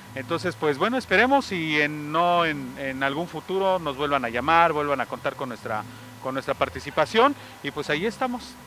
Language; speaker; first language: Spanish; native; Spanish